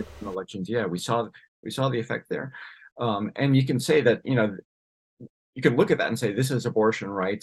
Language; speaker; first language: English; native; English